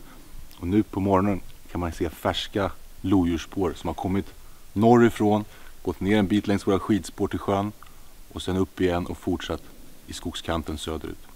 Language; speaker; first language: Swedish; native; Swedish